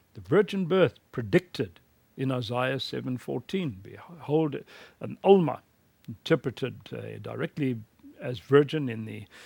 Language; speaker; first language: English; native; English